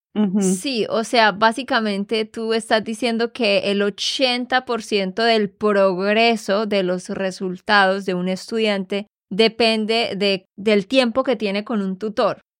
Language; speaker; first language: Spanish; native; Spanish